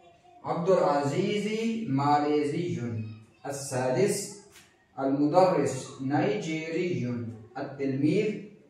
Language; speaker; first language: Arabic; non-native, fluent; Urdu